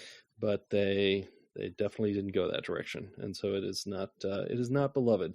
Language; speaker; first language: English; native; English